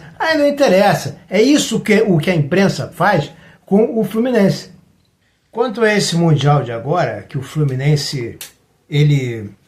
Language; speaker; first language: Portuguese; native; Portuguese